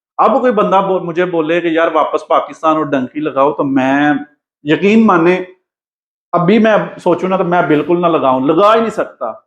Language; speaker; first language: Urdu; non-native, local second language; Punjabi